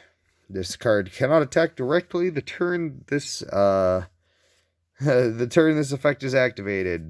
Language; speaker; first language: English; native; English